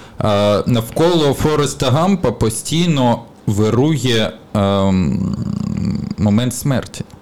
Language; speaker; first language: Ukrainian; native; Ukrainian